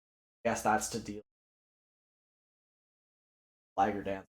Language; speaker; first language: English; native; English